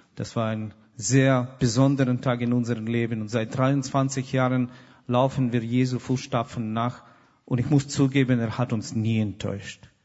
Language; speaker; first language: German; non-native, fluent; Russian